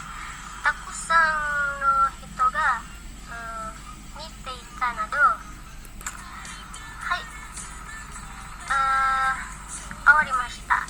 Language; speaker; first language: Japanese; non-native, learner; Indonesian